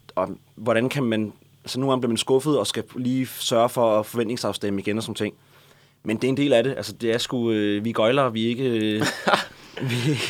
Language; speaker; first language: Danish; native; Danish